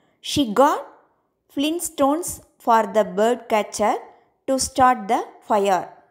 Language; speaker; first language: English; non-native, local second language; Tamil